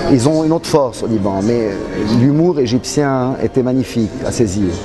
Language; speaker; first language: French; non-native, local second language; Arabic